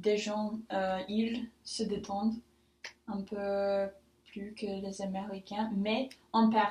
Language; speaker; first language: French; non-native, learner; English